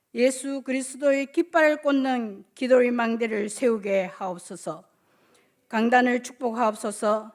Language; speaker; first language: Korean; native; Korean